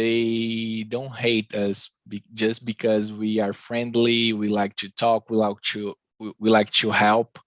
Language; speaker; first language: English; non-native, learner; Portuguese